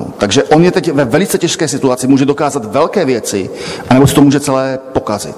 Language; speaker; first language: Czech; native; Czech